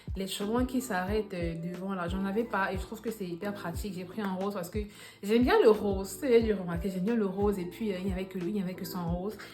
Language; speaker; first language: French; native; French